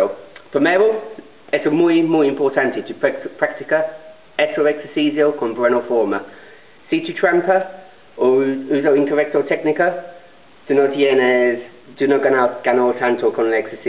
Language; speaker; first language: Spanish; non-native, learner; English